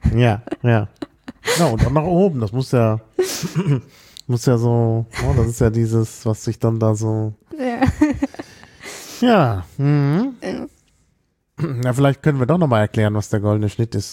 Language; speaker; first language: German; native; German